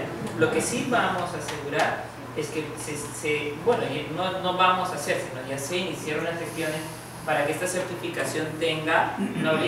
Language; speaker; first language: Spanish; native; Spanish